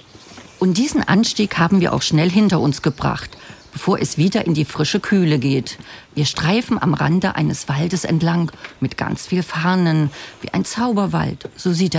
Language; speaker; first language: German; native; German